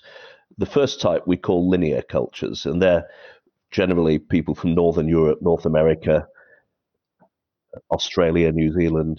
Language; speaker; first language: English; native; English